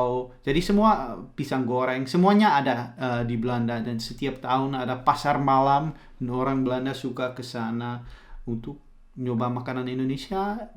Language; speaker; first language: Indonesian; early bilingual, heritage; Dutch